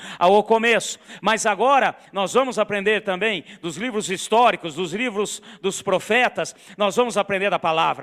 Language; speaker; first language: Portuguese; native; Portuguese